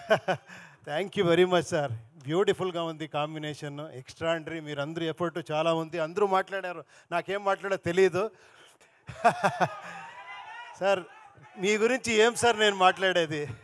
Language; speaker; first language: Telugu; non-native, local second language; Kannada